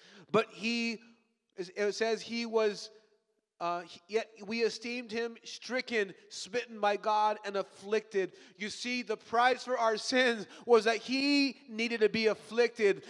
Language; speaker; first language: English; early bilingual, other home language; Spanish